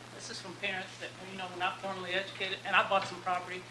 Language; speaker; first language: English; native; English